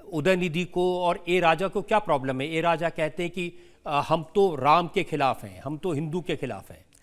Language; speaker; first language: Hindi; native; Hindi